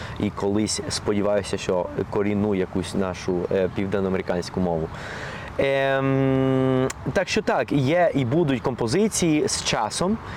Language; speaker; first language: Ukrainian; non-native, fluent; Spanish